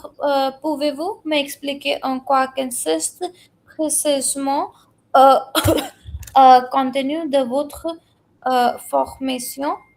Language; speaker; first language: French; non-native, learner; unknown